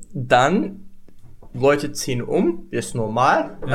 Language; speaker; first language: German; non-native, fluent; Arabic